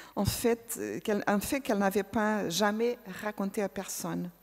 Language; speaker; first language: French; non-native, fluent; Portuguese